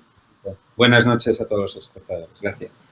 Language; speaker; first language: Spanish; native; Spanish